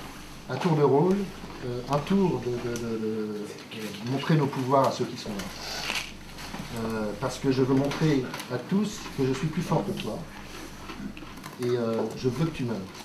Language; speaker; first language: French; native; French